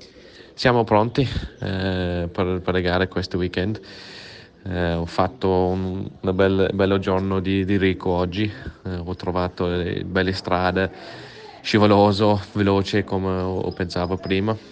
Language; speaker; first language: Italian; non-native, learner; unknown